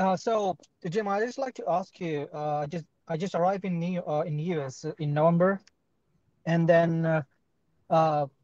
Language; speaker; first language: English; non-native, fluent; Arabic